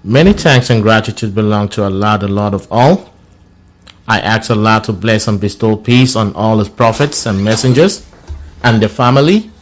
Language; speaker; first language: English; non-native, local second language; Yoruba